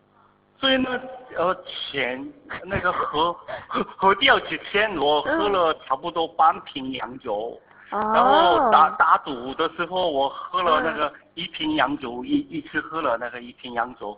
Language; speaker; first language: Chinese; non-native, fluent; Korean